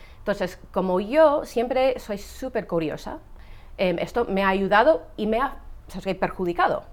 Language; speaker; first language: Spanish; non-native, fluent; English